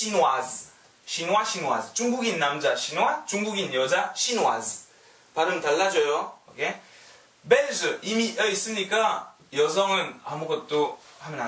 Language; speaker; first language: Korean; non-native, learner; French